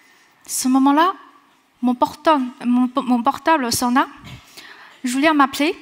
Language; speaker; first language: French; non-native, fluent; Chinese